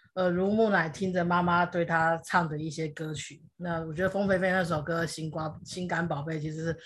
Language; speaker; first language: Chinese; non-native, local second language; Hakka Chinese